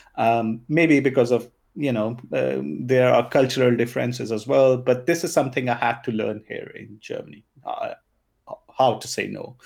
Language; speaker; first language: English; non-native, local second language; Punjabi